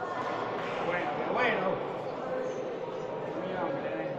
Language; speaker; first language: Spanish; native; Spanish